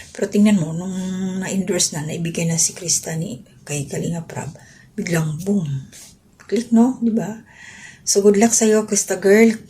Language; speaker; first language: Filipino; non-native, local second language; Waray